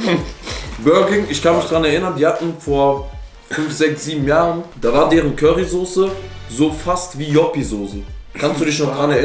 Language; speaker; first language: German; native; German